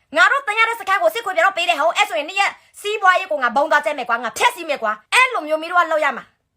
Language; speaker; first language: Burmese; non-native, local second language; S'gaw Karen